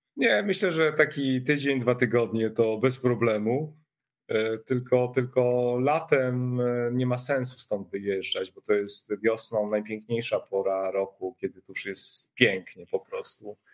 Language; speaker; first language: Polish; native; Polish